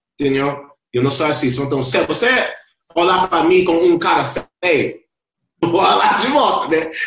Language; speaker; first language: Portuguese; non-native, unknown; Spanish